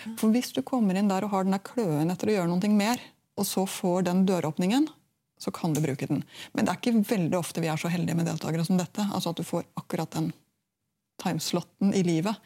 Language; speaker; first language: Norwegian; native; Norwegian